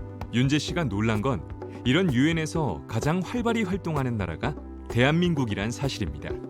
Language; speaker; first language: Korean; native; Korean